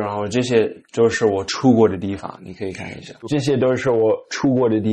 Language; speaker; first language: Chinese; non-native, fluent; English